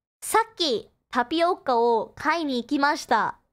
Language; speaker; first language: Japanese; non-native, fluent; English